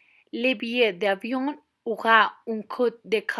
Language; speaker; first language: French; non-native, learner; Spanish